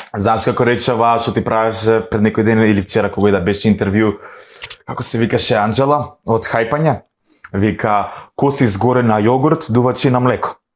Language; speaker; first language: Macedonian; native; Macedonian